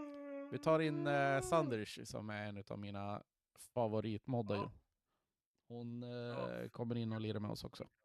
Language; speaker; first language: Swedish; native; Swedish